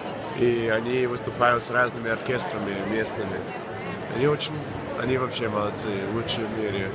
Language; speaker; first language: Russian; non-native, fluent; English